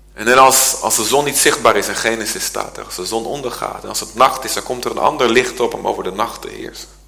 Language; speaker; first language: Dutch; native; Dutch